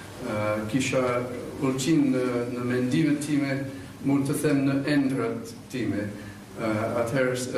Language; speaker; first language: Albanian; non-native, learner; English